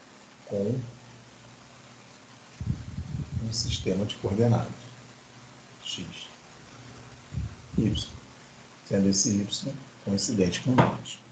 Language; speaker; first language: Portuguese; native; Portuguese